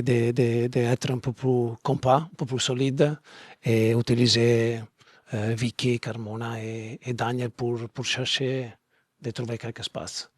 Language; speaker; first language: French; non-native, learner; Italian